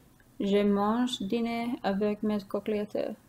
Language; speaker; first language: French; non-native, learner; English